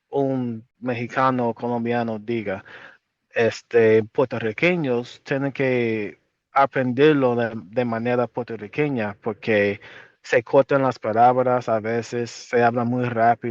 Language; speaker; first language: Spanish; non-native, fluent; English